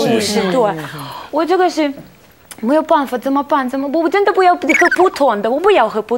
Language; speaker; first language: Chinese; non-native, learner; Russian